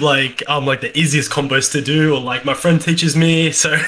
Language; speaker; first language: English; native; English